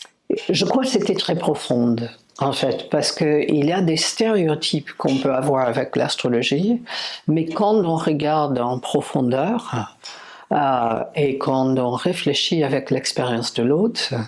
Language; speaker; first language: French; non-native, fluent; English